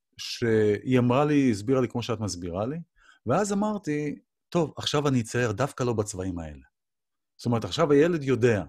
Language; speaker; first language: Hebrew; native; Hebrew